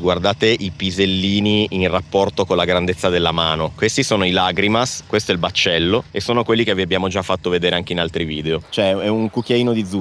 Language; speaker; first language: Italian; native; Italian